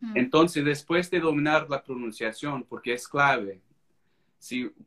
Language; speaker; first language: Spanish; non-native, fluent; English